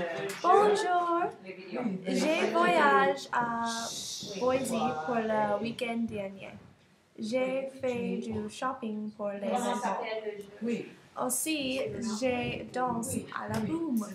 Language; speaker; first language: French; non-native, learner; English